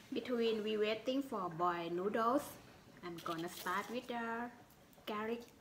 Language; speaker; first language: English; non-native, learner; Thai